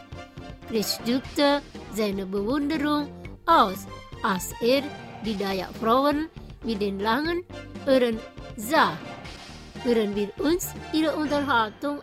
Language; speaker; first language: German; non-native, learner; Indonesian